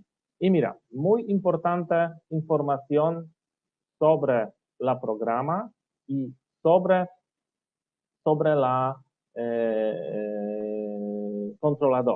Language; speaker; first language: Spanish; non-native, learner; Polish